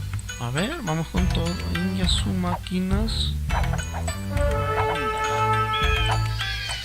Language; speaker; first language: Spanish; native; Spanish